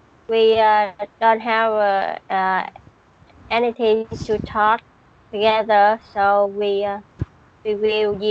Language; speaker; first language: English; non-native, learner; Vietnamese